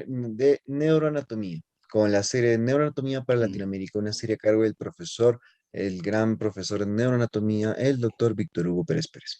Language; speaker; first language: Spanish; native; Spanish